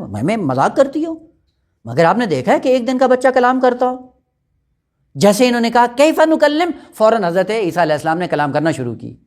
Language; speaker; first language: Urdu; non-native, local second language; Punjabi